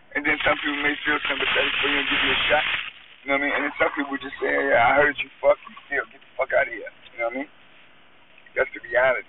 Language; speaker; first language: English; native; English